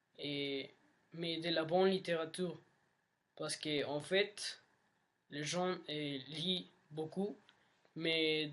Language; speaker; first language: French; non-native, learner; Spanish